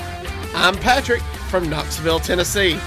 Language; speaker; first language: English; native; English